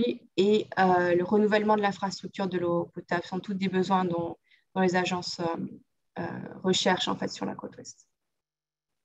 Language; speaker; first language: French; native; French